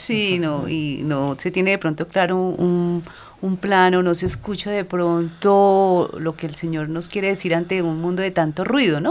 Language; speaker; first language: Spanish; native; Spanish